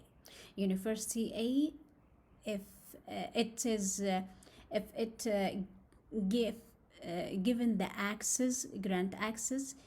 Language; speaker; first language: English; non-native, learner; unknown